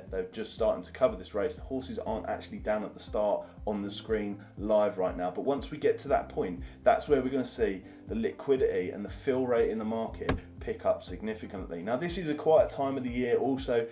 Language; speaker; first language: English; native; English